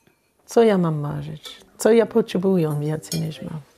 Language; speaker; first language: Polish; non-native, fluent; English